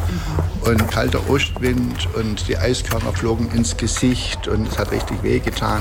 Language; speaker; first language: German; native; German